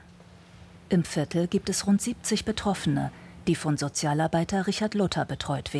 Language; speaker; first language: German; native; German